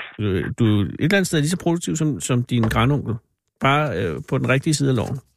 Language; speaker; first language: Danish; native; Danish